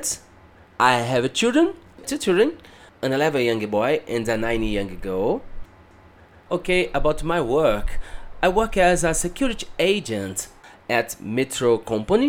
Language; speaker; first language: English; non-native, learner; Portuguese